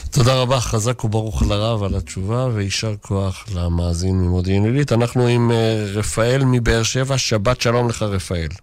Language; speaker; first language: Hebrew; native; Hebrew